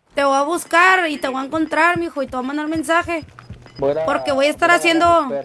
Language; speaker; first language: Spanish; native; Spanish